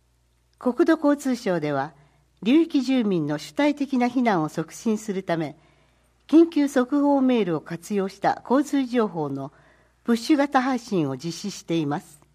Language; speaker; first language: Japanese; native; Japanese